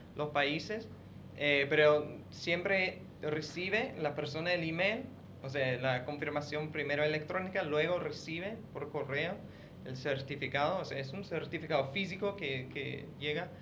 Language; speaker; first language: Spanish; non-native, fluent; English